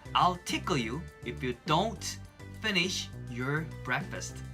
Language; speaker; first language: English; non-native, fluent; Korean